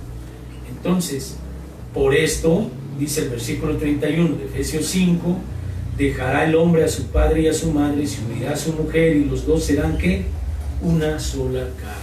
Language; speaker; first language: Spanish; native; Spanish